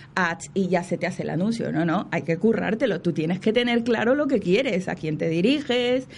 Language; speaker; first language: Spanish; native; Spanish